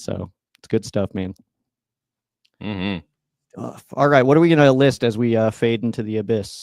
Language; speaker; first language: English; native; English